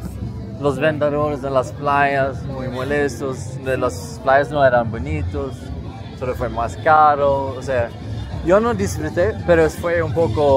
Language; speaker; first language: Spanish; non-native, fluent; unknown